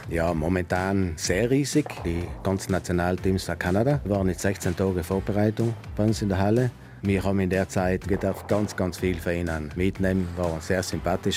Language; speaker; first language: German; native; German